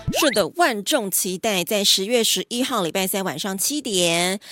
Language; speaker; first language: Chinese; native; Chinese